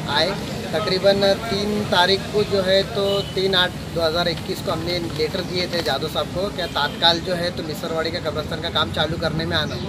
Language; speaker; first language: Hindi; non-native, local second language; Urdu